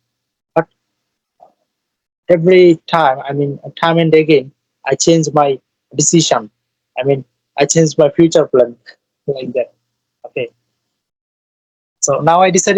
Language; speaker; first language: English; non-native, learner; Bangla